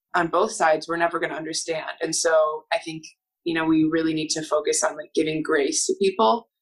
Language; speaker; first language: English; native; English